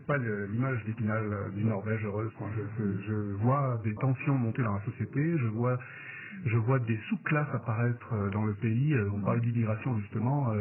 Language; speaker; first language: French; native; French